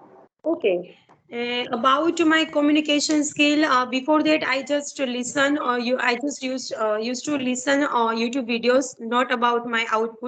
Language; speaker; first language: English; non-native, learner; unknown